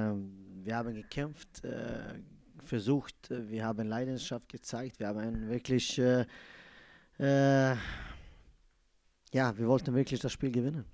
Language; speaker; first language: German; non-native, fluent; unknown